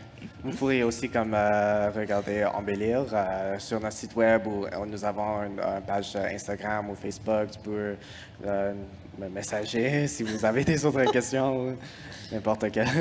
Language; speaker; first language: French; non-native, fluent; English